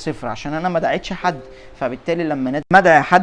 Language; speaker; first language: Arabic; native; Arabic